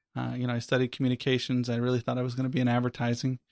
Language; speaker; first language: English; native; English